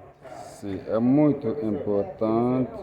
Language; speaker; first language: Portuguese; non-native, learner; Haitian Creole